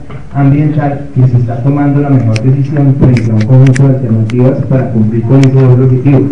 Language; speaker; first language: Spanish; native; Spanish